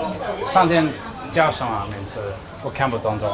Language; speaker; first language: Chinese; non-native, learner; English